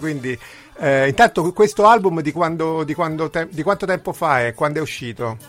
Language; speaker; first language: Italian; native; Italian